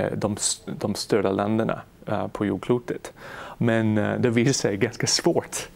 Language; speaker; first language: Swedish; non-native, fluent; English